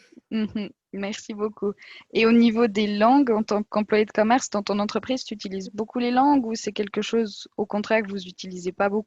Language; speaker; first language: French; native; French